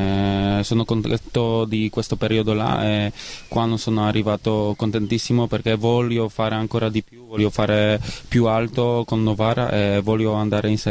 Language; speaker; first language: Italian; non-native, fluent; Polish